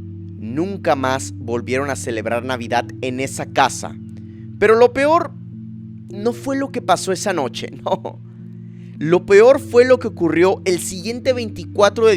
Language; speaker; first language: Spanish; native; Spanish